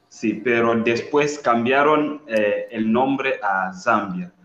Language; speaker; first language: Spanish; non-native, learner; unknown